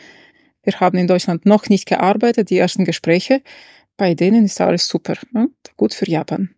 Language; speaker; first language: German; non-native, fluent; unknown